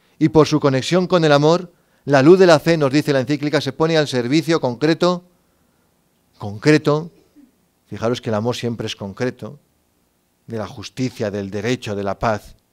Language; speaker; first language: Spanish; native; Spanish